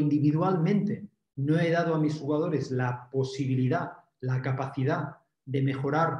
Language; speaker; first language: Spanish; native; Spanish